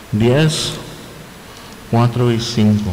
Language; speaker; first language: Spanish; non-native, fluent; English